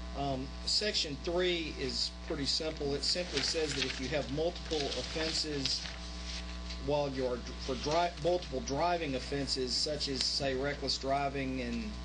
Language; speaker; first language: English; native; English